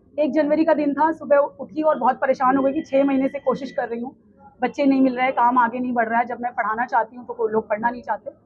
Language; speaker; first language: Hindi; native; Hindi